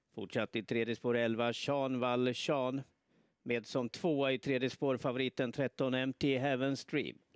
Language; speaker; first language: Swedish; native; Swedish